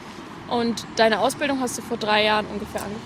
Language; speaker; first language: German; native; German